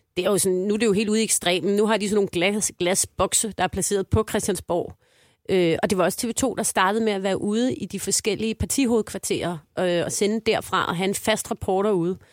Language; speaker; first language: Danish; native; Danish